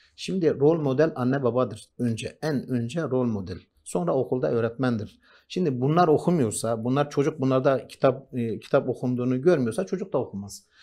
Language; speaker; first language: Turkish; non-native, local second language; Kurdish